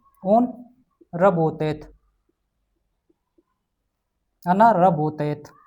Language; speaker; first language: Russian; non-native, learner; Hindi